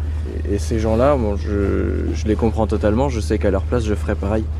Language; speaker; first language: French; native; French